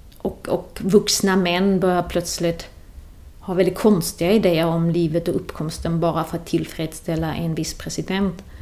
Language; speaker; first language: Swedish; non-native, fluent; German